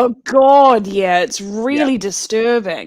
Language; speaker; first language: English; native; English